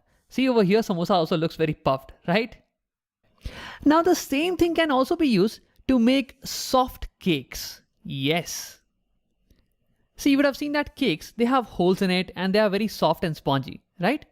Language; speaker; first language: English; non-native, local second language; Hindi